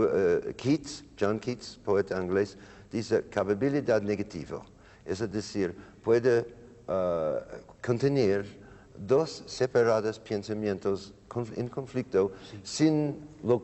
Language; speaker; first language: Spanish; non-native, learner; English